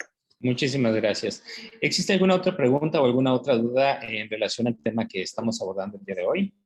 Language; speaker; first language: Spanish; native; Spanish